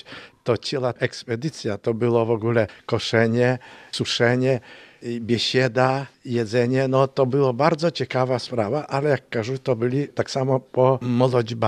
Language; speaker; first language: Polish; non-native, local second language; Ukrainian